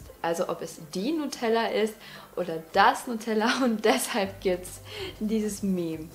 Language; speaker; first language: German; non-native, fluent; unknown